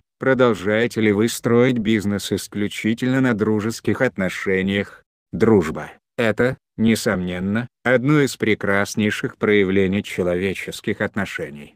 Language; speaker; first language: Russian; non-native, local second language; Chechen